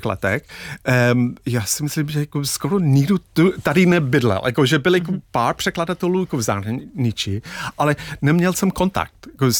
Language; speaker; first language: Czech; non-native, fluent; English